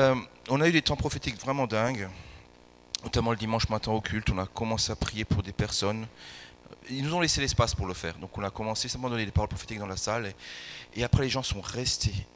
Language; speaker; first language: French; native; French